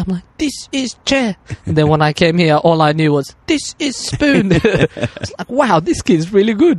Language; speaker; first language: English; early bilingual, other home language; Arabic